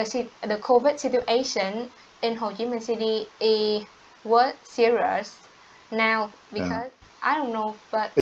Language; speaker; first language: English; non-native, learner; Vietnamese